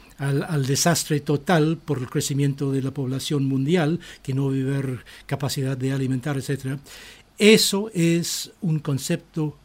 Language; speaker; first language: Spanish; non-native, fluent; English